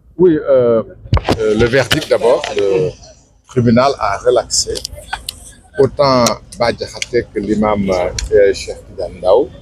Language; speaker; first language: French; non-native, local second language; Wolof